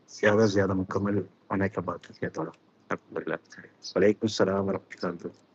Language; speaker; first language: Hindi; non-native, local second language; Malayalam